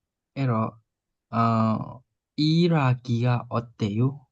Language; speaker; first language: Korean; non-native, fluent; Burmese